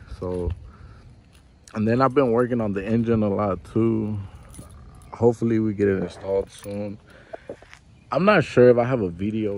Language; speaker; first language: English; early bilingual, other home language; Spanish